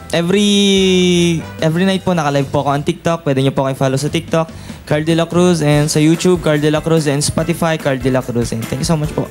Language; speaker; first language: Filipino; native; Filipino